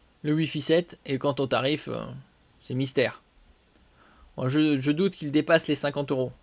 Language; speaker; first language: French; native; French